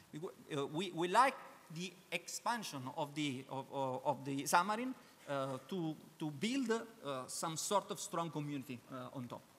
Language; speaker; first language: English; non-native, learner; Italian